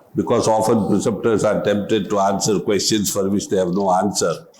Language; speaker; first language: English; non-native, local second language; Tamil